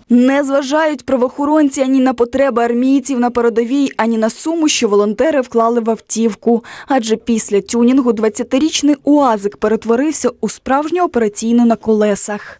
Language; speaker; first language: Ukrainian; native; Ukrainian